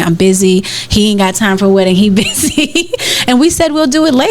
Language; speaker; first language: English; native; English